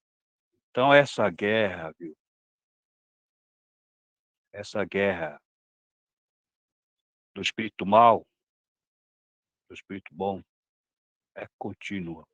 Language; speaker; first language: Portuguese; non-native, local second language; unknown